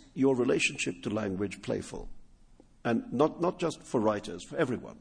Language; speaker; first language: English; non-native, local second language; Urdu